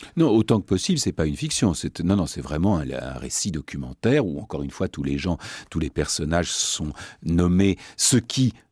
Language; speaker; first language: French; native; French